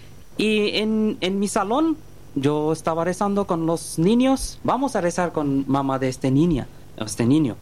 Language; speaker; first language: Spanish; non-native, learner; Bangla